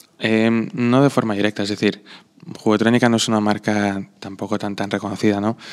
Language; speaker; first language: Spanish; non-native, fluent; Slovak